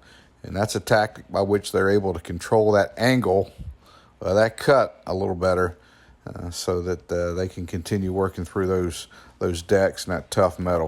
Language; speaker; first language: English; native; English